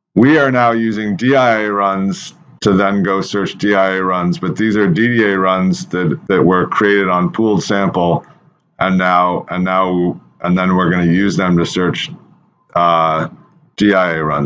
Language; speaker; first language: English; native; English